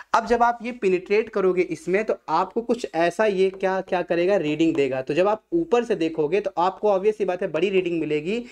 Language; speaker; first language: Hindi; non-native, local second language; Marathi